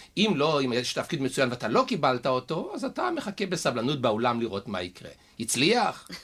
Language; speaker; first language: Hebrew; native; Hebrew